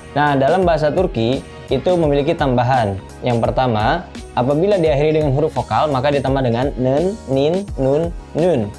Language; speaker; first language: Indonesian; native; Indonesian